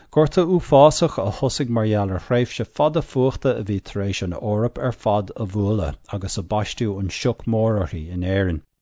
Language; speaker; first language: Irish; non-native, local second language; English